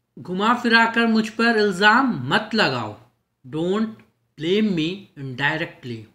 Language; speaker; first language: Hindi; native; Hindi